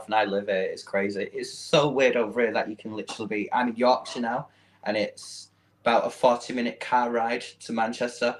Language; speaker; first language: English; native; English